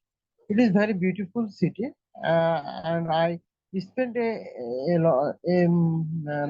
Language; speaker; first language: English; non-native, learner; Bangla